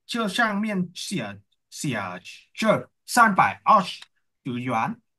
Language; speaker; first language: Chinese; non-native, learner; Vietnamese